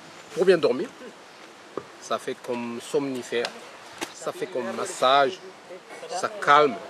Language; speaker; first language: French; non-native, local second language; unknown